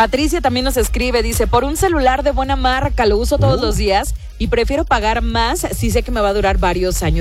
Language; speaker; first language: Spanish; native; Spanish